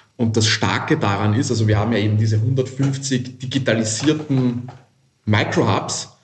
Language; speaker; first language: German; native; German